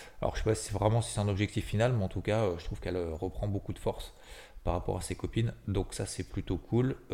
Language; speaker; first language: French; native; French